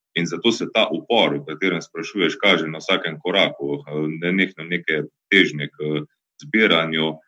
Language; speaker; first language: Slovenian; native; Slovenian